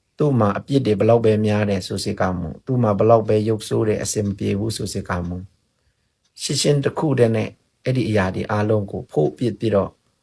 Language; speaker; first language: Burmese; non-native, local second language; Pa'o Karen